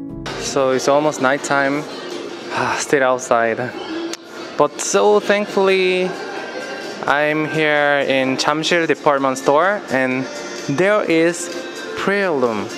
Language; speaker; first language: English; non-native, learner; Korean